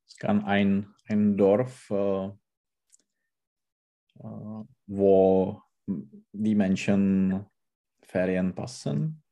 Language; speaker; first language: German; non-native, learner; Czech